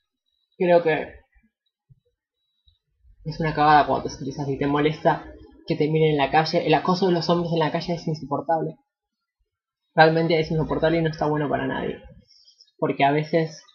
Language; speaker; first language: Spanish; native; Spanish